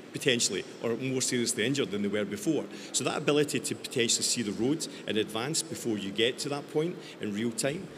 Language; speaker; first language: English; native; English